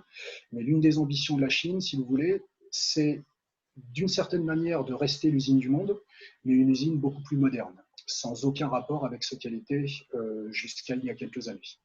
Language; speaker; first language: French; native; French